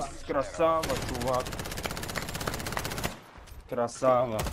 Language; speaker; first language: Russian; non-native, local second language; Latvian